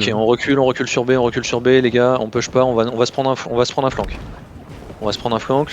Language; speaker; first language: French; native; French